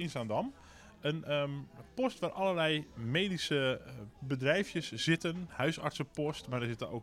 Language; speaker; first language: Dutch; native; Dutch